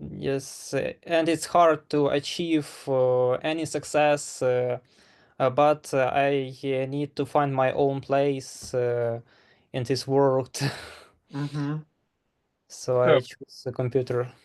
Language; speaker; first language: English; non-native, learner; Ukrainian